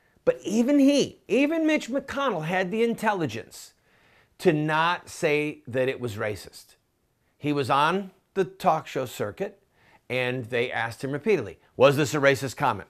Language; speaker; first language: English; native; English